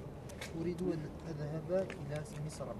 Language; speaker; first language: Arabic; non-native, learner; French